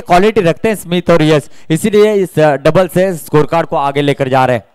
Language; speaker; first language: Hindi; non-native, local second language; Marathi